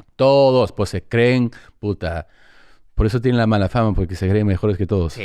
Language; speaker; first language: Spanish; early bilingual, heritage; Spanish